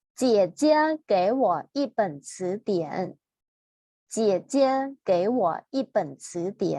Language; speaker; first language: Chinese; non-native, fluent; Thai